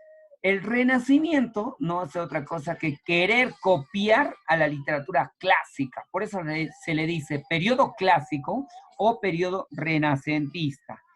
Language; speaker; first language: Spanish; native; Spanish